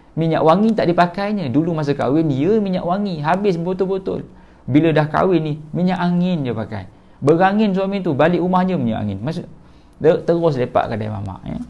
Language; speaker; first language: Malay; native; Malay